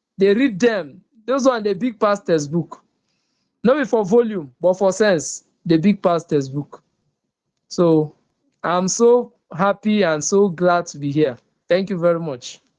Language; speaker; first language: Nigerian Pidgin; non-native, local second language; Igbo